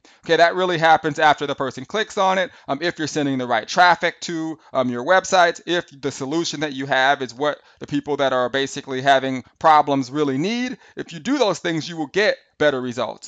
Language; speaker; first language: English; native; English